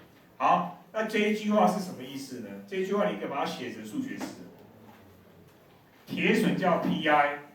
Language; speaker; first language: Chinese; native; Chinese